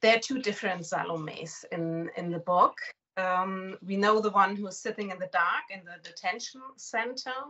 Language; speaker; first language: English; non-native, fluent; German